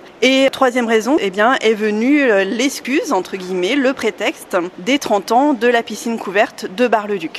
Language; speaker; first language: French; native; French